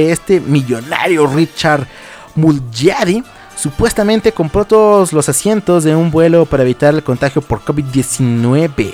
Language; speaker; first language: Spanish; native; Spanish